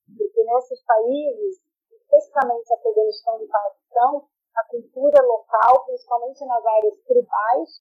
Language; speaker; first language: Portuguese; native; Portuguese